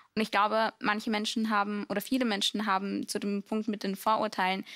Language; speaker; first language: German; early bilingual, other home language; Arabic